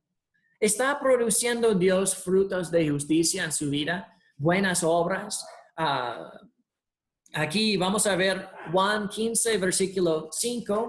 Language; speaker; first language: Spanish; non-native, fluent; English